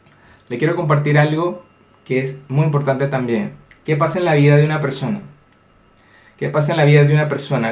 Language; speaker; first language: Spanish; native; Spanish